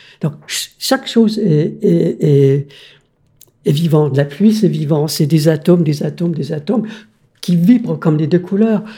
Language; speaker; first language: French; non-native, fluent; Danish